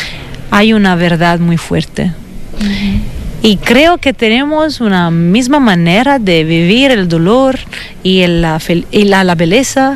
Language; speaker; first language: Spanish; non-native, fluent; Italian